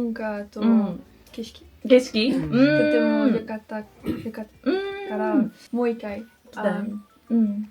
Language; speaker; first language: Japanese; non-native, learner; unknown